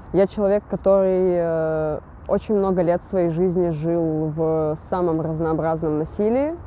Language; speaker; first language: Russian; native; Russian